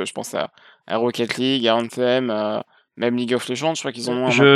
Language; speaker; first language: French; native; French